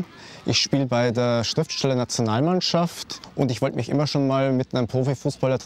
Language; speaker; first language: German; native; German